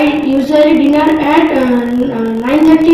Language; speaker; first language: English; non-native, learner; Bangla